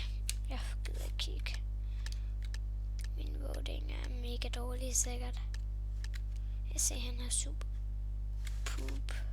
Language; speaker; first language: Danish; native; Danish